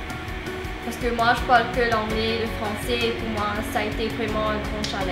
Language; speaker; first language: French; non-native, local second language; Morisyen